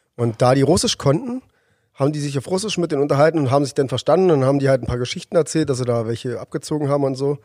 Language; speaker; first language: German; native; German